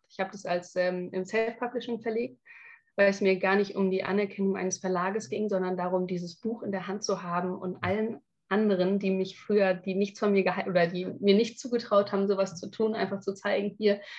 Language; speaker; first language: German; native; German